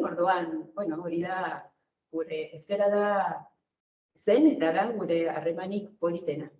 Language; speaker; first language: Basque; non-native, fluent; Spanish